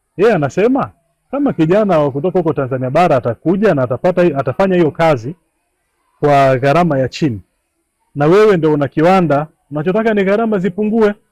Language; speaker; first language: Swahili; native; Swahili